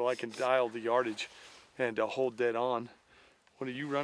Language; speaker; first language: English; native; English